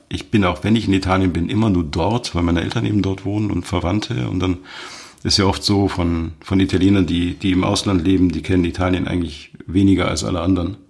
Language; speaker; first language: German; native; German